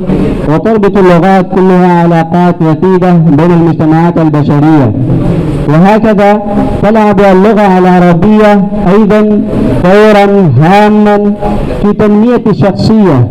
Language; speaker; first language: Arabic; non-native, learner; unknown